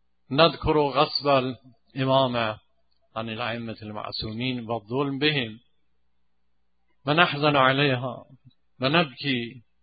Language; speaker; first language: Arabic; non-native, fluent; Persian